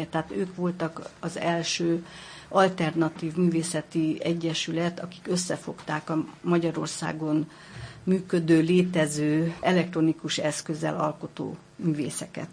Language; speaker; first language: Hungarian; native; Hungarian